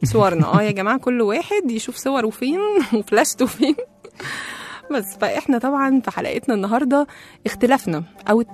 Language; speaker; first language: Arabic; native; Arabic